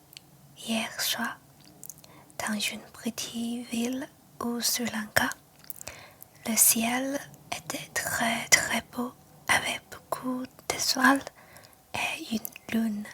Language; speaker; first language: French; non-native, learner; Chinese